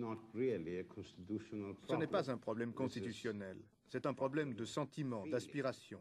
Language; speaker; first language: French; non-native, fluent; Turkish